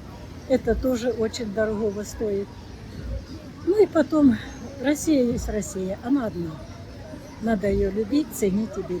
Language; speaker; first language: Russian; native; Russian